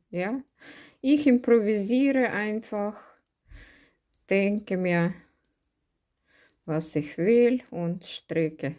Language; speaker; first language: German; non-native, learner; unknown